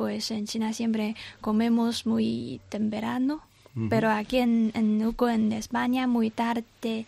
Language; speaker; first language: Spanish; non-native, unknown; Chinese